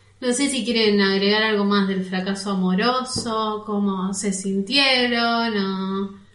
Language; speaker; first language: Spanish; native; Spanish